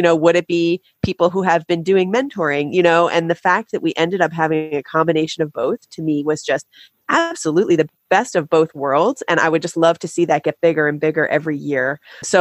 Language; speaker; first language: English; native; English